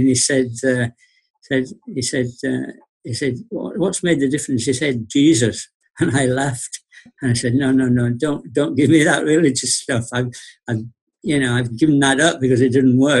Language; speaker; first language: English; native; English